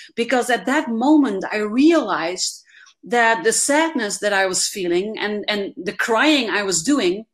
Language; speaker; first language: English; non-native, fluent; Dutch